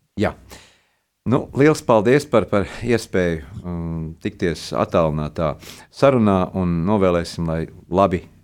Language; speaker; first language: Latvian; native; Latvian